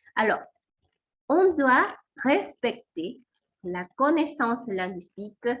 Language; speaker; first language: French; non-native, fluent; Spanish